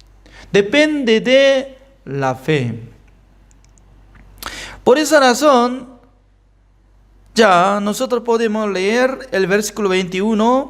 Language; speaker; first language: Spanish; non-native, fluent; Korean